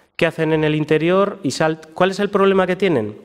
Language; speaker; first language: Spanish; native; Spanish